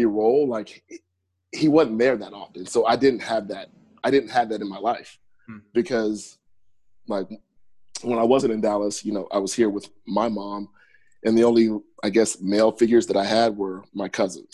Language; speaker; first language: English; native; English